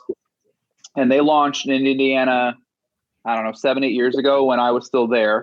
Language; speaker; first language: English; native; English